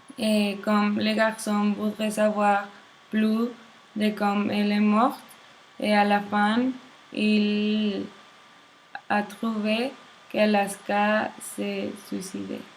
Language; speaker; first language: French; non-native, learner; Spanish